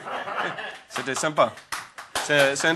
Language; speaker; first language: French; non-native, fluent; English